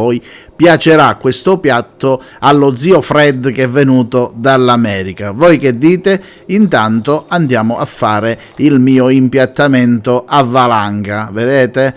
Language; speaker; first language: Italian; native; Italian